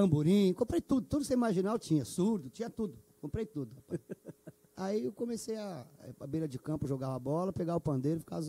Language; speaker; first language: Portuguese; native; Portuguese